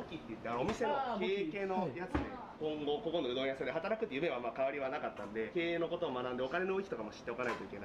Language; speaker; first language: Japanese; native; Japanese